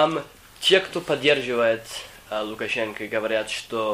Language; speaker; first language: Russian; non-native, fluent; English